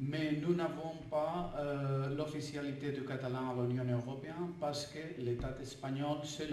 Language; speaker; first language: French; non-native, fluent; Catalan